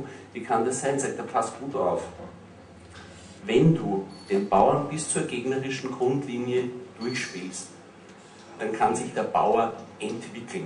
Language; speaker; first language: German; native; German